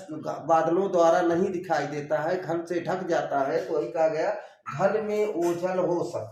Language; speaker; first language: Hindi; native; Hindi